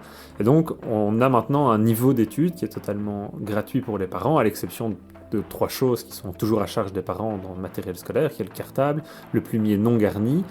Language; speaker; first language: French; native; French